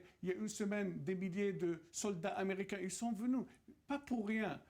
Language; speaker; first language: French; non-native, fluent; Arabic